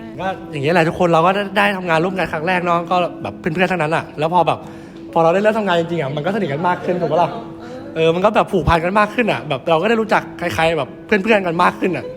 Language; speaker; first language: Thai; native; Thai